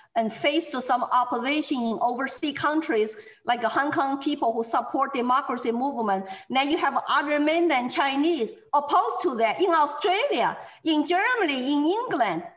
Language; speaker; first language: English; non-native, fluent; Chinese